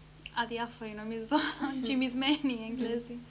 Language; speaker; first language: Greek; early bilingual, heritage; Greek